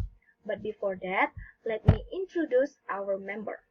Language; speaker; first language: English; non-native, learner; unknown